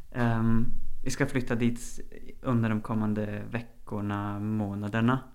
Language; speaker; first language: Norwegian; non-native, fluent; German